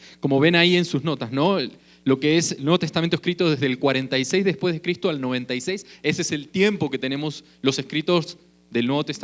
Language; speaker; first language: Spanish; native; Spanish